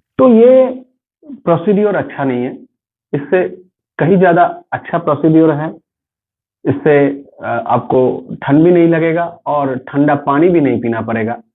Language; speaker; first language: Hindi; non-native, local second language; Bangla